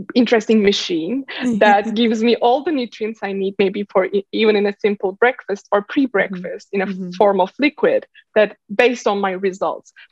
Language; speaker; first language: English; non-native, fluent; Turkish